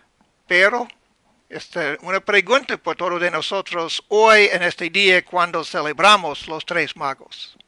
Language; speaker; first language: Spanish; non-native, learner; English